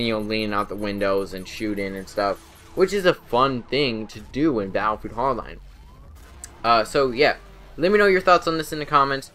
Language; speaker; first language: English; native; English